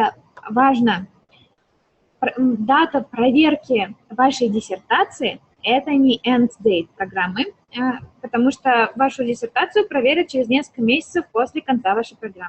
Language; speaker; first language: Russian; native; Russian